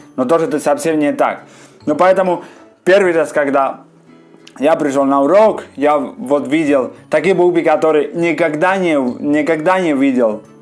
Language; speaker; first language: Russian; non-native, learner; Spanish